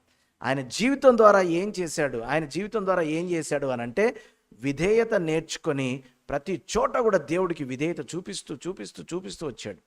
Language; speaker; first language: Telugu; native; Telugu